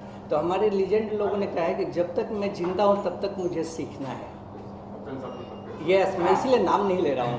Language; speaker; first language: Hindi; native; Hindi